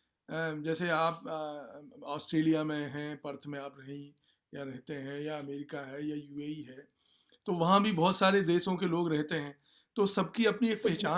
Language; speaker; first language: Hindi; native; Hindi